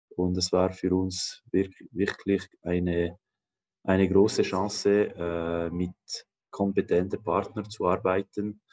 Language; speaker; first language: German; non-native, local second language; French